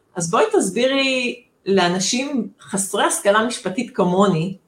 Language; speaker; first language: Hebrew; native; Hebrew